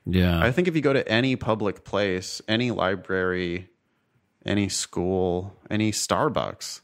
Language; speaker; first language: English; native; English